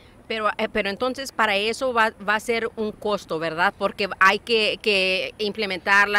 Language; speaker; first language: Spanish; early bilingual, heritage; Spanish